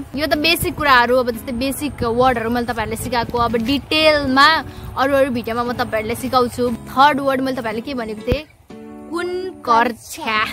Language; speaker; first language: Nepali; non-native, local second language; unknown